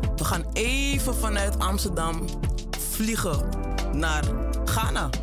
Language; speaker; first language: Dutch; early bilingual, other home language; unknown